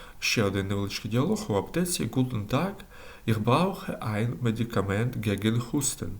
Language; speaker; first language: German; non-native, learner; Ukrainian